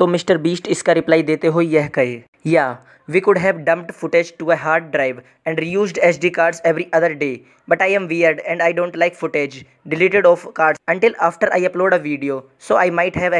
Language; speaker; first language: Hindi; native; Hindi